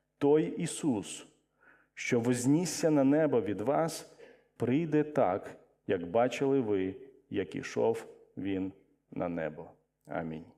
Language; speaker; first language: Ukrainian; non-native, local second language; Russian